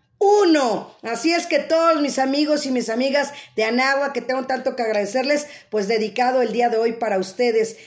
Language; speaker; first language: Spanish; native; Spanish